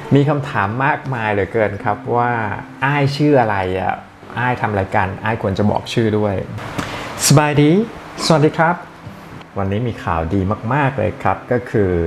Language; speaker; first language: Thai; native; Thai